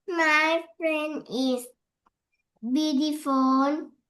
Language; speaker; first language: English; non-native, learner; Vietnamese